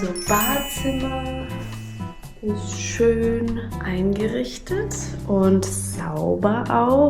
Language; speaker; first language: German; non-native, fluent; English